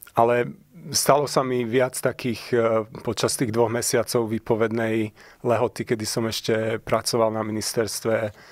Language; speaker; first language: Slovak; early bilingual, heritage; Slovak